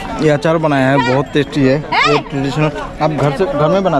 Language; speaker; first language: Hindi; non-native, local second language; Assamese